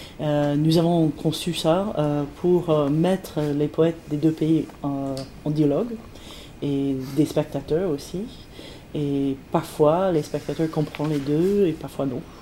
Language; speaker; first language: French; non-native, fluent; English